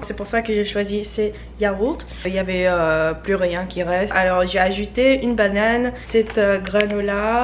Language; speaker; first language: French; non-native, fluent; English